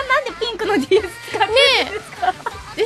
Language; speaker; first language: Japanese; native; Japanese